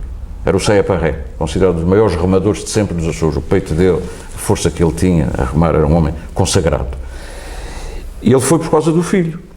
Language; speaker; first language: Portuguese; native; Portuguese